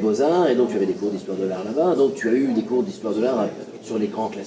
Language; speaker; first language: French; native; French